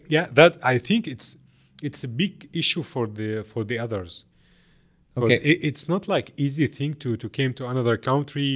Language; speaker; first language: English; non-native, fluent; Arabic